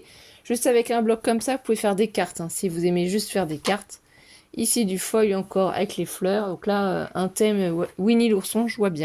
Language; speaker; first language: French; native; French